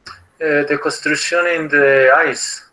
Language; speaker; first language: English; non-native, learner; Spanish